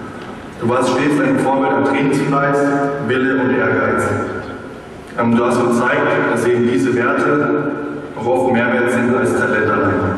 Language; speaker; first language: German; native; German